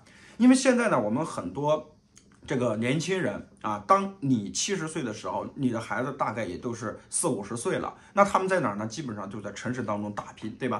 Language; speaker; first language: Chinese; native; Chinese